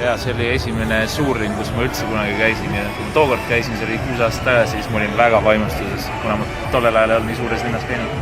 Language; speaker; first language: Estonian; native; Estonian